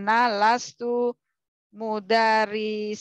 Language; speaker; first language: Arabic; non-native, learner; Indonesian